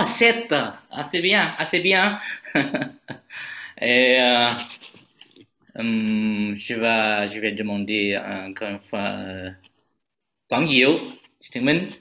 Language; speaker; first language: French; non-native, learner; Vietnamese